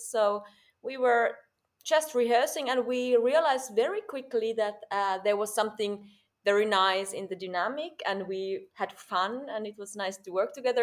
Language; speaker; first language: English; non-native, fluent; Finnish